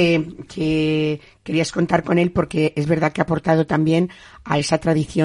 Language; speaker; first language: Spanish; native; Spanish